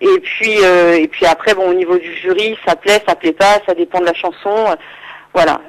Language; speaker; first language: French; native; French